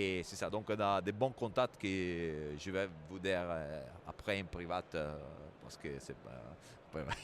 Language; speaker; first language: French; non-native, fluent; Italian